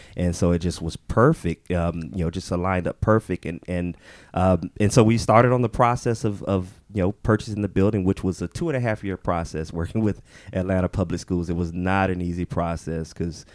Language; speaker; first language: English; native; English